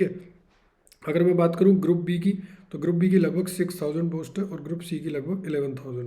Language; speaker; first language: Hindi; native; Hindi